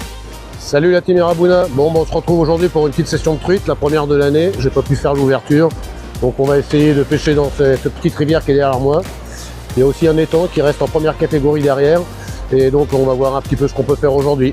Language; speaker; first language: French; native; French